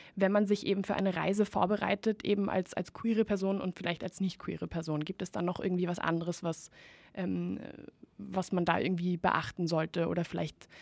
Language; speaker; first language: German; non-native, fluent; Spanish